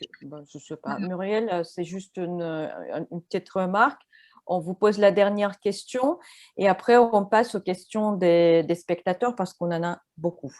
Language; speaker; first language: French; non-native, fluent; Russian